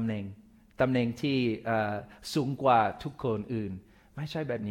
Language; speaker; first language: Thai; non-native, fluent; English